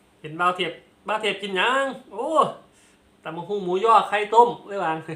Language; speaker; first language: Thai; non-native, local second language; Lao